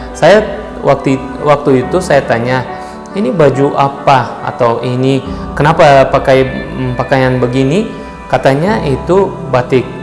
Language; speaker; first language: Indonesian; non-native, fluent; Turkish